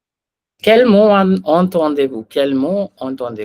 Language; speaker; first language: French; non-native, fluent; Hindi